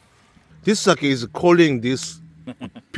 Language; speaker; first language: English; non-native, learner; Korean